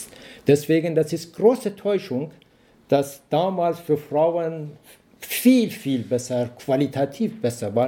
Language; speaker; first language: German; non-native, learner; Persian